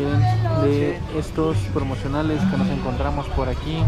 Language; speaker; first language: Spanish; native; Spanish